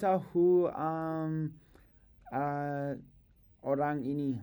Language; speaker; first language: Indonesian; non-native, learner; English